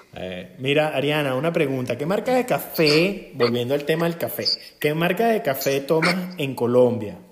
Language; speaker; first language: Spanish; native; Spanish